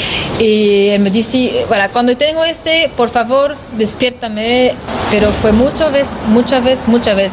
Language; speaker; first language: Spanish; non-native, learner; French